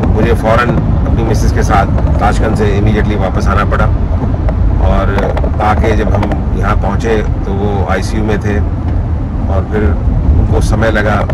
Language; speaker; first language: Hindi; non-native, local second language; Punjabi